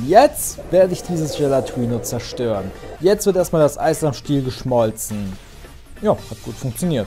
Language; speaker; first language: German; native; German